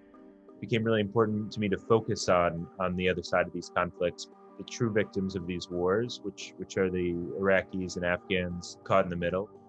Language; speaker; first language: English; native; English